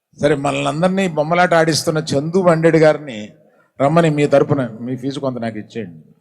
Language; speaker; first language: Telugu; native; Telugu